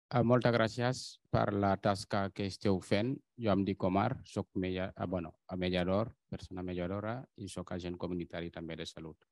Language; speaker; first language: Catalan; non-native, fluent; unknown